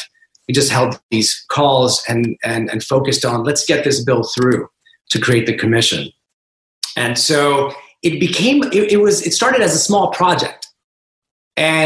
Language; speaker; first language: English; native; English